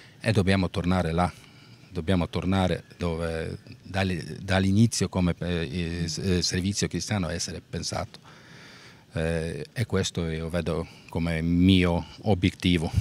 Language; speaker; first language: Italian; non-native, learner; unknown